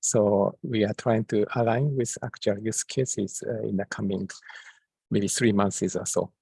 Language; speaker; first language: English; non-native, fluent; Japanese